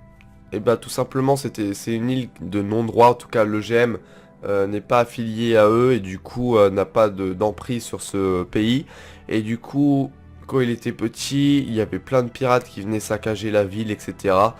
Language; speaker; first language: French; native; French